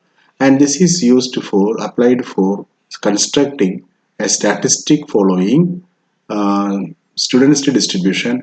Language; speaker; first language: English; non-native, local second language; Malayalam